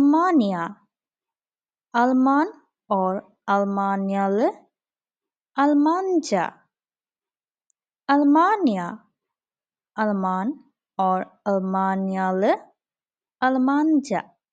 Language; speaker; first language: Turkish; non-native, fluent; Bangla